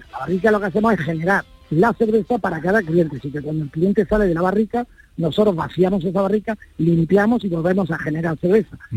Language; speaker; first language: Spanish; native; Spanish